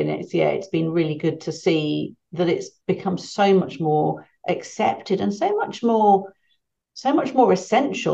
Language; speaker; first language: English; native; English